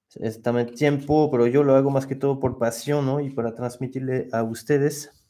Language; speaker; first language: Spanish; non-native, fluent; French